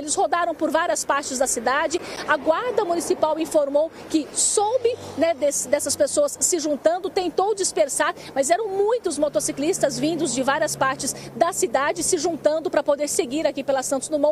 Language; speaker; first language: Portuguese; native; Portuguese